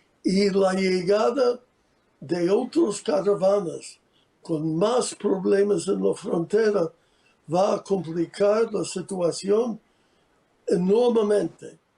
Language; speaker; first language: Spanish; non-native, fluent; English